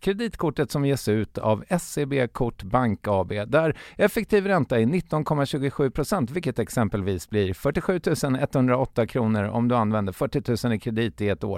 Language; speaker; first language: Swedish; native; Swedish